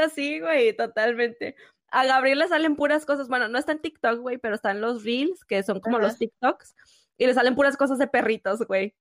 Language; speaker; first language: Spanish; native; Spanish